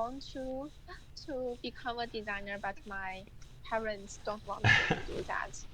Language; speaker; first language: English; non-native, learner; Chinese